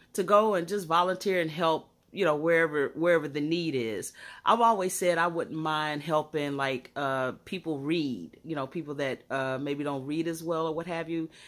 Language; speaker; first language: English; native; English